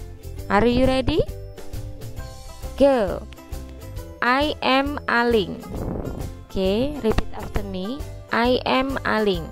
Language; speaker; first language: English; non-native, fluent; Indonesian